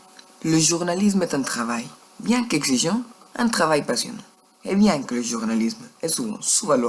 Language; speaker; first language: French; non-native, learner; Spanish